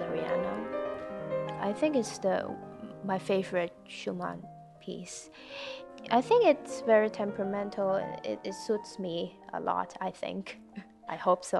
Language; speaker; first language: English; non-native, local second language; Cantonese